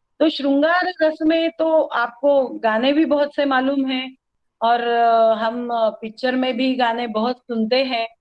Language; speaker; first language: Hindi; non-native, local second language; Marathi